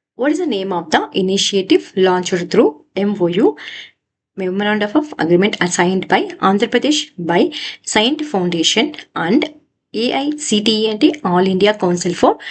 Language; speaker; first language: English; non-native, local second language; Telugu